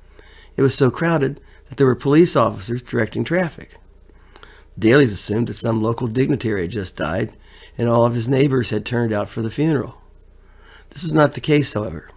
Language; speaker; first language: English; native; English